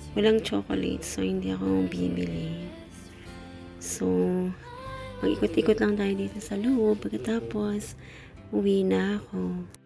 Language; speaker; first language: Filipino; non-native, local second language; Cebuano